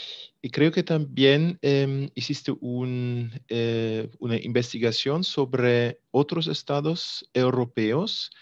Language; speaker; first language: Spanish; non-native, fluent; German